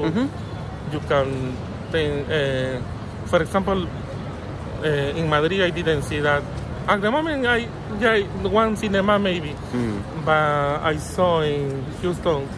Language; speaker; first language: English; non-native, learner; Spanish